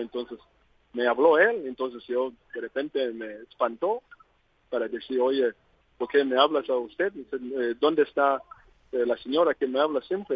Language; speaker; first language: Spanish; non-native, learner; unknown